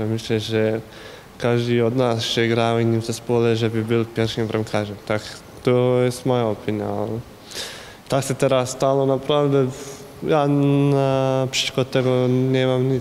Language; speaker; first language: Polish; non-native, learner; Bosnian